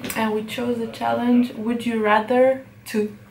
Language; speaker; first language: English; non-native, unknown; Lithuanian